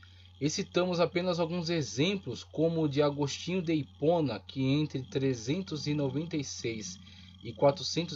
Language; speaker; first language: Portuguese; native; Portuguese